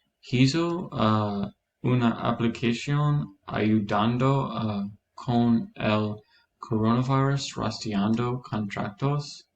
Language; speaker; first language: Spanish; non-native, learner; English